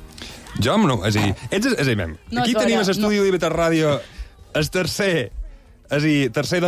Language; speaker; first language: Catalan; native; Catalan